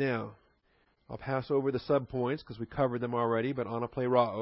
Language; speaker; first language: English; native; English